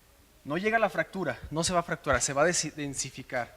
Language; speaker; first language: Spanish; native; Spanish